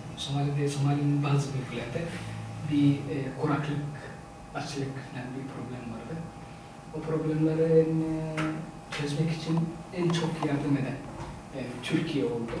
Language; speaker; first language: Turkish; non-native, fluent; Somali